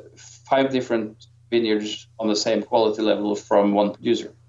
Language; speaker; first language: English; non-native, fluent; Norwegian